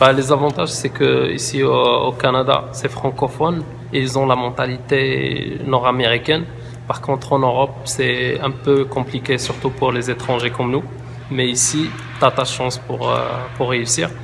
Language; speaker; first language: French; non-native, local second language; Arabic